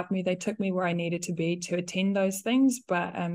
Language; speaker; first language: English; non-native, local second language; Afrikaans